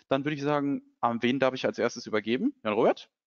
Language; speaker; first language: German; native; German